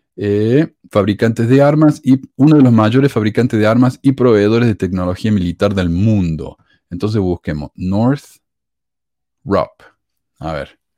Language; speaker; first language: Spanish; native; Spanish